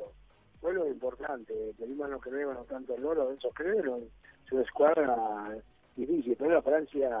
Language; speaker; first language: Italian; non-native, fluent; Spanish